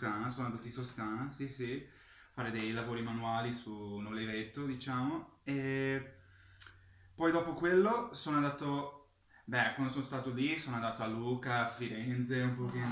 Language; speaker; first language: Italian; early bilingual, heritage; English